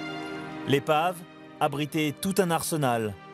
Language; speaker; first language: French; native; French